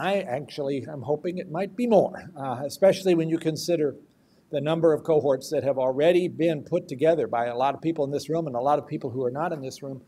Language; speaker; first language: English; native; English